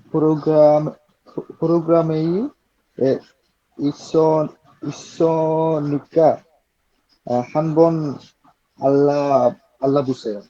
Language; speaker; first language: Korean; non-native, learner; Bangla